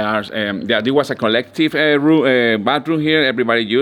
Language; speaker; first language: English; non-native, learner; Spanish